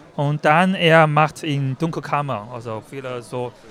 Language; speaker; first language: German; non-native, learner; Chinese